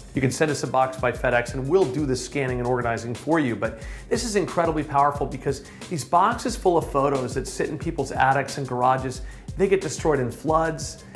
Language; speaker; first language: English; native; English